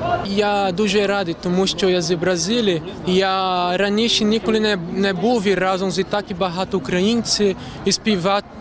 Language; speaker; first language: Ukrainian; early bilingual, heritage; Ukrainian